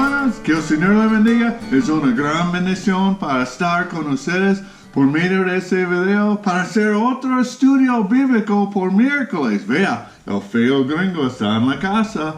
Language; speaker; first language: Spanish; non-native, fluent; English